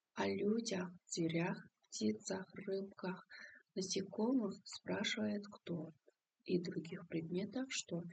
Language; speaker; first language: Russian; non-native, local second language; Kazakh